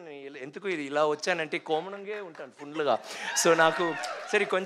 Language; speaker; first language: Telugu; non-native, learner; Tamil